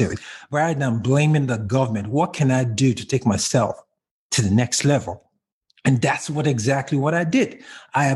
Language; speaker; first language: English; non-native, local second language; Yoruba